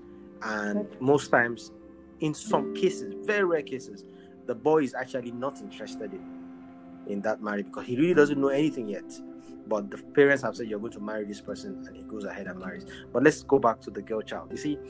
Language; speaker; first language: English; non-native, local second language; Arabic